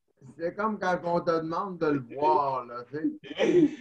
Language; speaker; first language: French; native; French